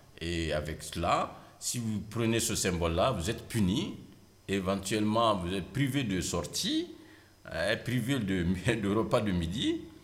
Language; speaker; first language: French; non-native, local second language; Mandingo